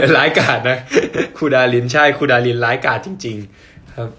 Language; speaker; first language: Thai; early bilingual, heritage; Thai